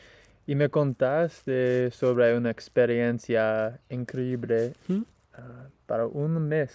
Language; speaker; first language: Spanish; non-native, learner; English